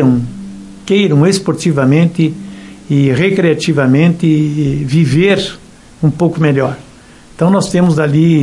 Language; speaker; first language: Portuguese; native; Portuguese